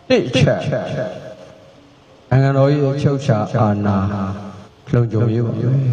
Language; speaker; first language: Burmese; native; Burmese